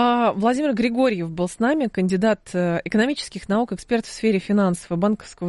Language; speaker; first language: Russian; native; Russian